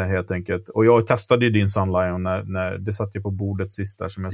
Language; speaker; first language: Swedish; native; Swedish